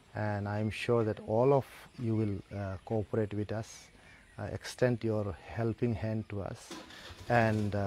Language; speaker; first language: English; non-native, local second language; Bodo